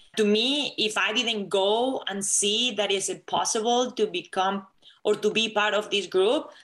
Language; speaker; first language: English; non-native, fluent; Spanish